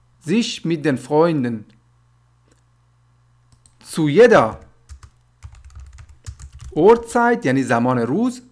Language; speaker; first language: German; non-native, fluent; Persian